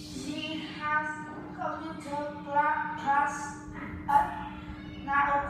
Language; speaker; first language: English; non-native, learner; Vietnamese